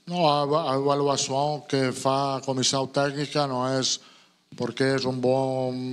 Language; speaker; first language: Portuguese; non-native, learner; Italian